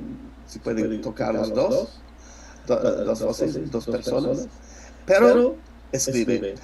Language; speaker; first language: Spanish; non-native, learner; English